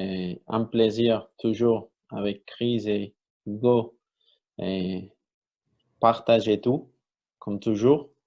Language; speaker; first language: French; non-native, fluent; Spanish